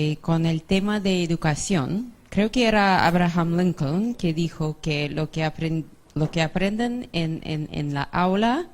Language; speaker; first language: Spanish; non-native, fluent; English